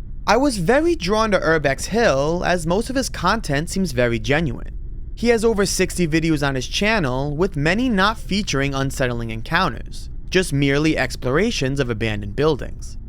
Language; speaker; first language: English; native; English